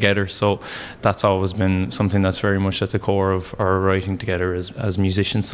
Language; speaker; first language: English; native; English